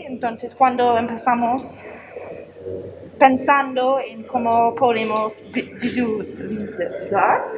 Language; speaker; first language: Spanish; non-native, fluent; English